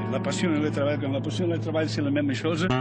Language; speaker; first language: French; non-native, fluent; Spanish